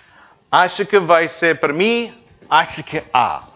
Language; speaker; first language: Portuguese; non-native, learner; English